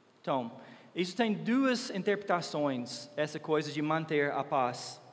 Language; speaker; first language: Portuguese; non-native, fluent; English